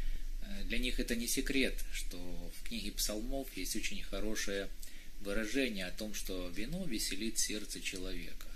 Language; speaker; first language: Russian; native; Russian